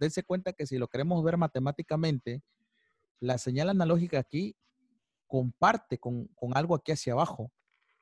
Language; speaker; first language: Spanish; native; Spanish